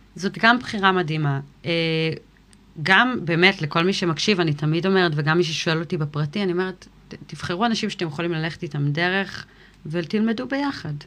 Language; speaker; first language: Hebrew; early bilingual, other home language; English